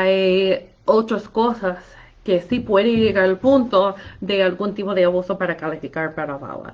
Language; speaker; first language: Spanish; non-native, fluent; English